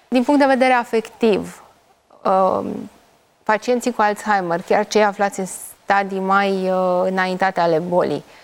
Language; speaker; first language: Romanian; native; Romanian